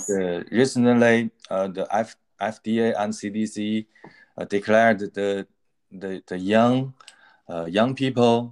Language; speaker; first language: English; non-native, learner; Chinese